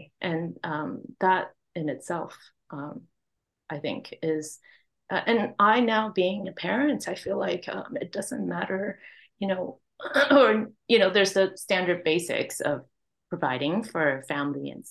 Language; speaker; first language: English; non-native, local second language; Cantonese